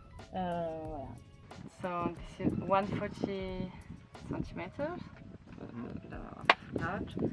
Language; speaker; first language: English; non-native, learner; French